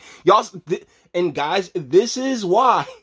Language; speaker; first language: English; native; English